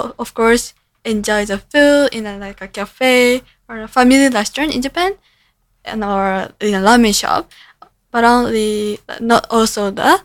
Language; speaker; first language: English; non-native, learner; Japanese